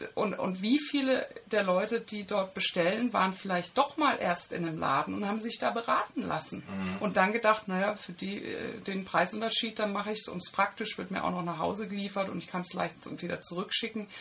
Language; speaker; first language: German; native; German